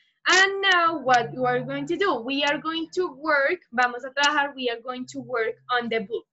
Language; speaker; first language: English; non-native, fluent; Spanish